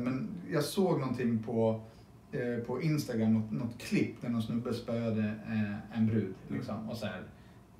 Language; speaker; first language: Swedish; native; Swedish